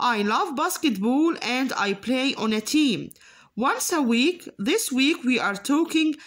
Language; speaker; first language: English; non-native, fluent; Arabic